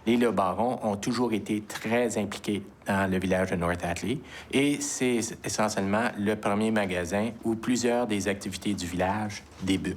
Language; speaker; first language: French; native; French